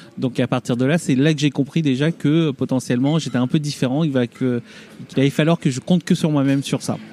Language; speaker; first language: French; early bilingual, other home language; Vietnamese